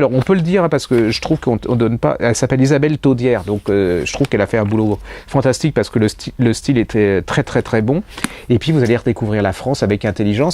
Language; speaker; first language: French; native; French